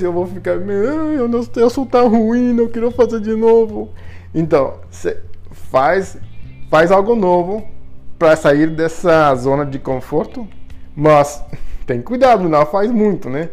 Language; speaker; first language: Portuguese; non-native, fluent; English